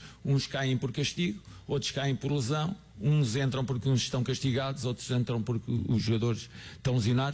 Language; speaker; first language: Portuguese; native; Portuguese